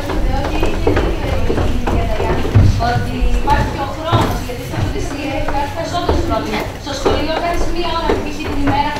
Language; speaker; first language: Greek; native; Greek